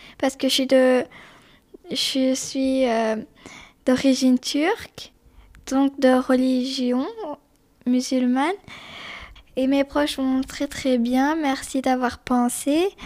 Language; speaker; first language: French; early bilingual, other home language; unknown